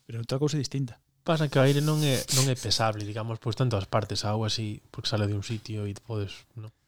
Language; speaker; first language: Galician; non-native, local second language; Spanish